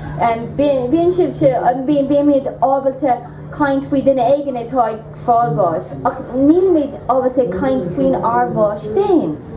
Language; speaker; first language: Irish; non-native, local second language; English